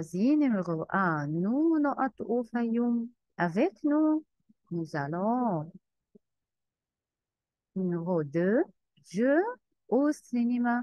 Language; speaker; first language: French; non-native, fluent; Arabic